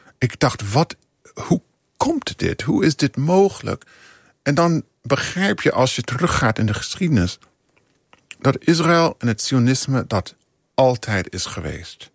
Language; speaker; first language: Dutch; non-native, fluent; English